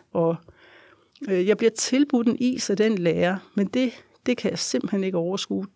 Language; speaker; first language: Danish; native; Danish